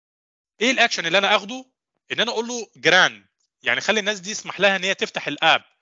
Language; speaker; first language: Arabic; native; Arabic